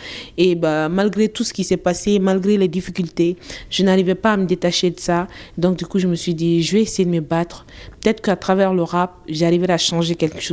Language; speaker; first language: French; non-native, local second language; Bambara